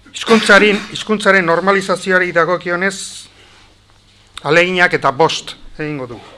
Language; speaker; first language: Basque; native; Basque